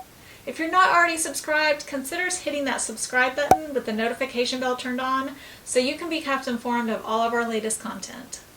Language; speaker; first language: English; native; English